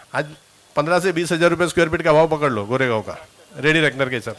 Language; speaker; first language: Hindi; non-native, local second language; Marathi